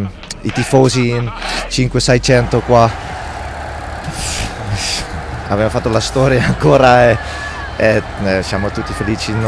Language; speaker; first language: Italian; non-native, fluent; Dutch